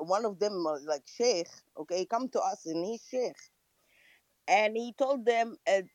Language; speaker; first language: English; non-native, fluent; Arabic